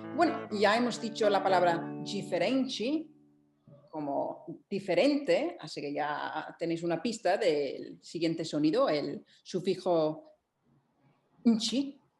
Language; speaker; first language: Spanish; non-native, fluent; English